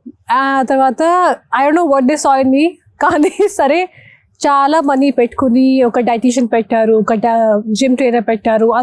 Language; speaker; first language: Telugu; non-native, local second language; Hindi